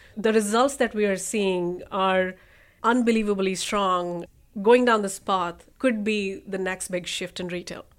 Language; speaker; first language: English; non-native, local second language; Hindi